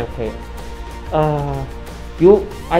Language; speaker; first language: English; non-native, learner; Cantonese